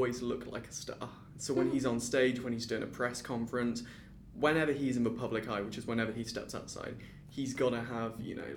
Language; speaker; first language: English; native; English